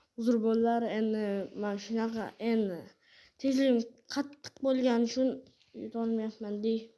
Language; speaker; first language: Uzbek; non-native, local second language; Kara-Kalpak